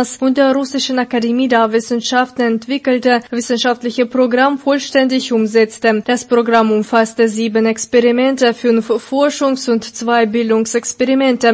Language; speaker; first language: German; non-native, fluent; Russian